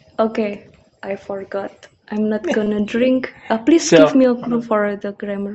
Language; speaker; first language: English; non-native, learner; Indonesian